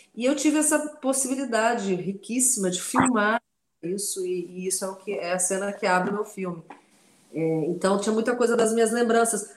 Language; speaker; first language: Portuguese; non-native, local second language; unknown